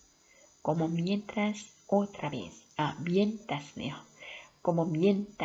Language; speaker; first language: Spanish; non-native, fluent; Korean